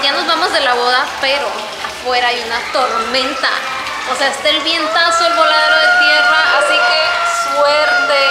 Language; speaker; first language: Spanish; native; Spanish